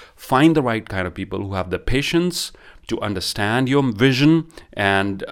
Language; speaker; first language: English; non-native, local second language; Punjabi